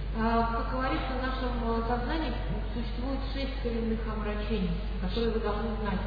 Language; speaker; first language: Russian; native; Russian